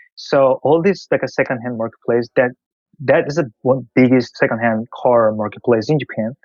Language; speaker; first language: English; non-native, fluent; Korean